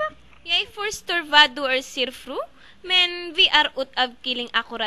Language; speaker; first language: Norwegian; non-native, learner; Filipino